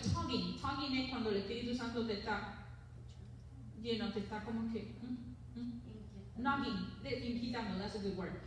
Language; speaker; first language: Spanish; early bilingual, heritage; Spanish